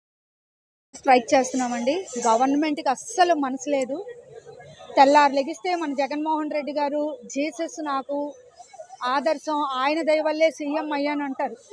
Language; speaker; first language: Telugu; native; Telugu